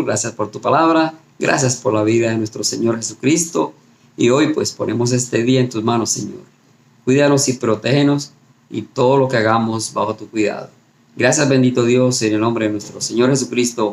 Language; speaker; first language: Spanish; native; Spanish